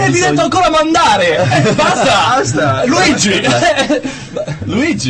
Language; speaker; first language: Italian; native; Italian